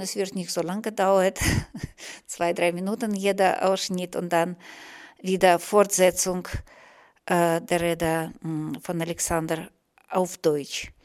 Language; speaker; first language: German; non-native, fluent; Russian